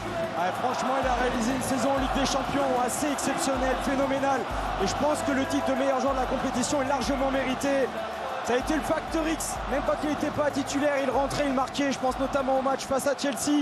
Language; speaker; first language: French; native; French